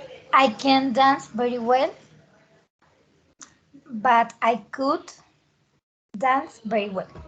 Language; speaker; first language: English; non-native, learner; Spanish